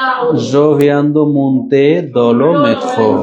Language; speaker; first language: French; non-native, fluent; Bangla